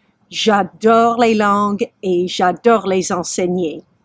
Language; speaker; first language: French; early bilingual, heritage; French